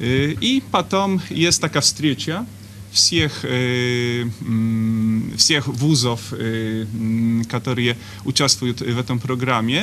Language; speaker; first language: Russian; non-native, fluent; Polish